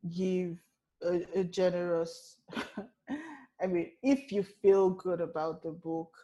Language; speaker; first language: English; non-native, local second language; Yoruba